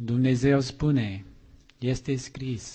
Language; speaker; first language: Romanian; non-native, learner; English